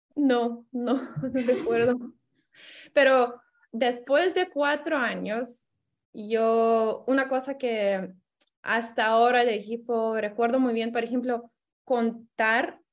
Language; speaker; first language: Spanish; non-native, fluent; Lithuanian